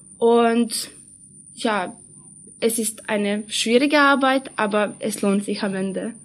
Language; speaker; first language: German; non-native, fluent; Serbian